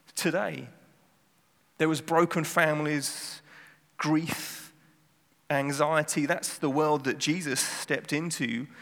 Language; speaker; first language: English; native; English